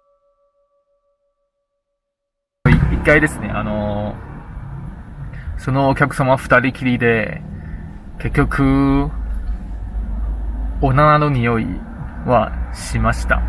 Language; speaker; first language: Japanese; non-native, fluent; Chinese